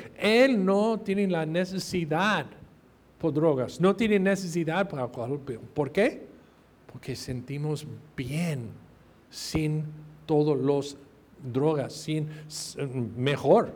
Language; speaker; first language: Spanish; non-native, fluent; English